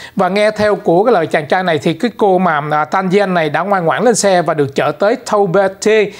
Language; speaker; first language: Vietnamese; early bilingual, heritage; Vietnamese